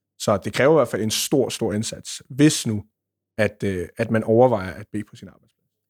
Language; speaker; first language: Danish; early bilingual, other home language; Punjabi